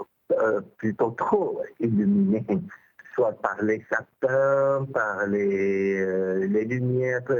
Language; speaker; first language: French; non-native, local second language; Arabic